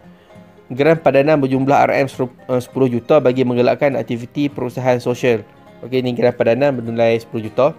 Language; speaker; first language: Malay; native; Malay